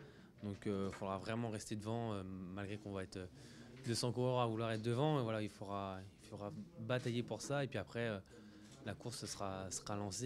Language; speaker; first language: French; native; French